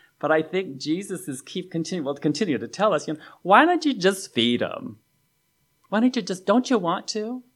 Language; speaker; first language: English; native; English